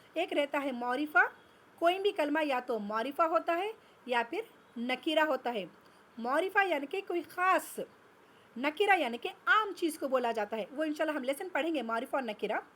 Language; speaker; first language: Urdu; native; Urdu